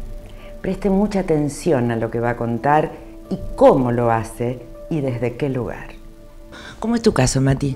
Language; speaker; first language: Spanish; native; Spanish